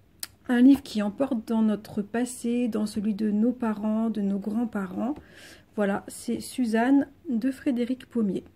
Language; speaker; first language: French; native; French